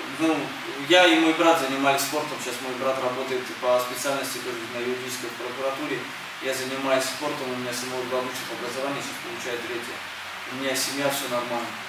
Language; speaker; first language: Russian; early bilingual, other home language; Armenian